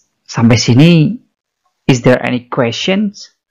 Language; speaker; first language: English; non-native, fluent; Indonesian